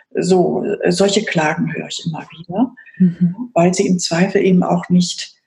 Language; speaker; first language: German; native; German